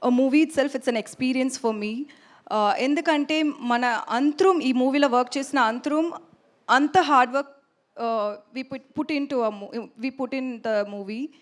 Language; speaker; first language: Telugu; non-native, local second language; Tamil